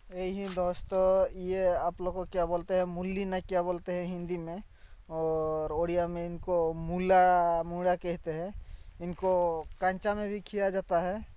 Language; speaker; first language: Hindi; non-native, local second language; Santali